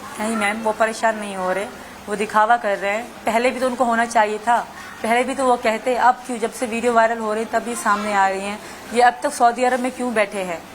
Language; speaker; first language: Urdu; non-native, local second language; Sindhi